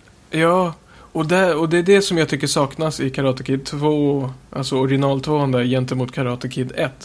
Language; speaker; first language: Swedish; native; Swedish